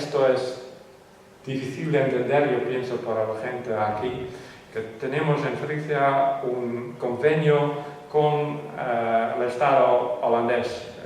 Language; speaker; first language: Spanish; non-native, fluent; Western Frisian